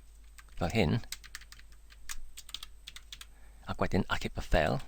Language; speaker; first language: Welsh; non-native, learner; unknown